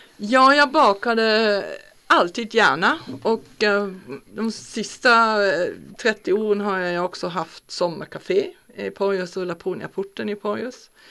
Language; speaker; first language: Swedish; non-native, fluent; German